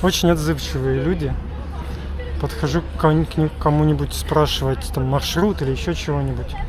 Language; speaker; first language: Russian; native; Russian